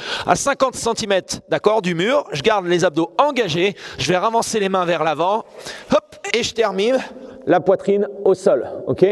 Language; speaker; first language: French; native; French